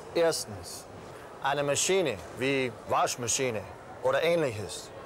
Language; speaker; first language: German; non-native, fluent; English